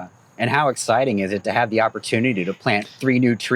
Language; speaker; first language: English; native; English